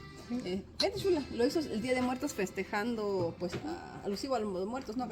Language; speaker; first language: Spanish; native; Spanish